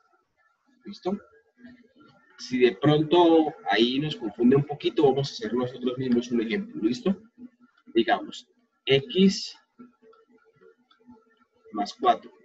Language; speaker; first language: Spanish; native; Spanish